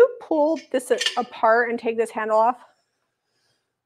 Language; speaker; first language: English; native; English